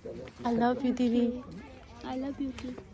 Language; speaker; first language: English; non-native, learner; Nepali